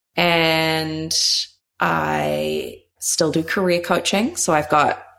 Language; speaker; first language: English; native; English